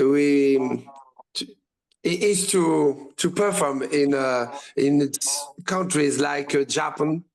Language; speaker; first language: English; non-native, learner; French